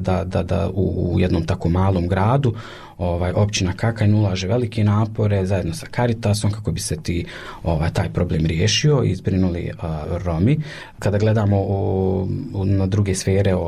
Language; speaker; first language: Serbian; native; Serbian